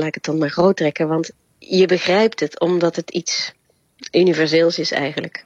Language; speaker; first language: Dutch; native; Dutch